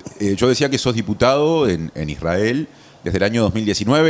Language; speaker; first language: Spanish; native; Spanish